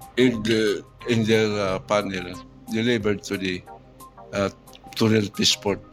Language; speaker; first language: English; non-native, local second language; Cebuano